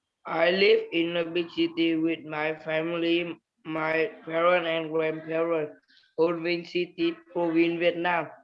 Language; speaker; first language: English; non-native, learner; Vietnamese